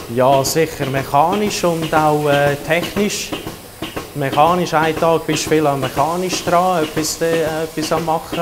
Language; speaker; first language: German; early bilingual, heritage; German